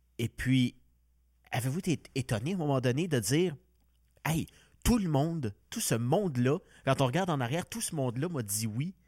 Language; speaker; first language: French; native; French